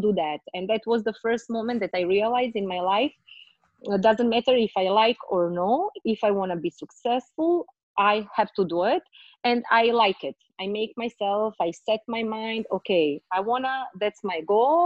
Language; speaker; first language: English; non-native, learner; Croatian